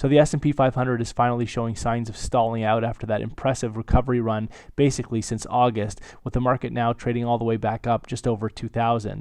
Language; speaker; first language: English; native; English